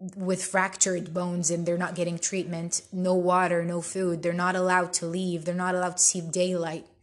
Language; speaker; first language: English; early bilingual, other home language; Arabic